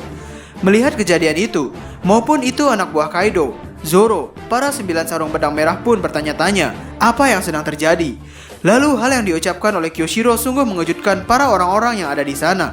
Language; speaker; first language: Indonesian; native; Indonesian